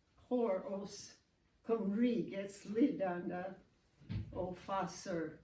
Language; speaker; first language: Swedish; non-native, learner; English